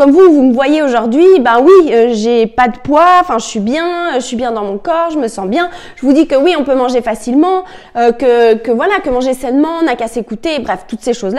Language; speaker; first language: French; native; French